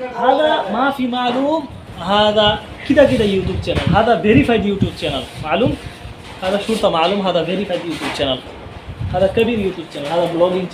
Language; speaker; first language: Arabic; non-native, learner; Bangla